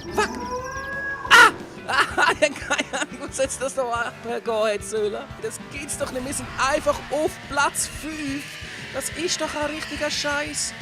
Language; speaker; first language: German; native; German